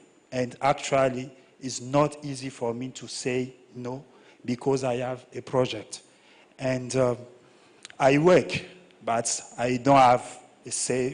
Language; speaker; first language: English; non-native, learner; French